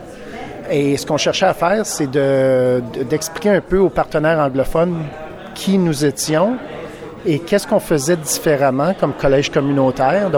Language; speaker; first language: French; native; French